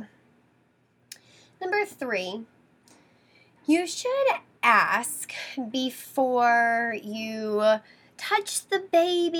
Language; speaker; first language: English; native; English